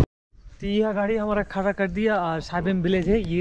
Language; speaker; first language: Hindi; non-native, local second language; Bangla